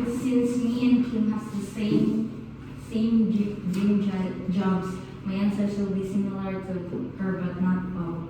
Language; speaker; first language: English; non-native, learner; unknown